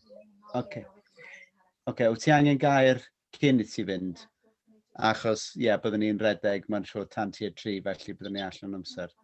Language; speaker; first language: Welsh; non-native, fluent; English